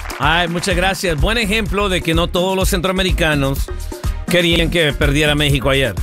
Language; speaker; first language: Spanish; early bilingual, heritage; Spanish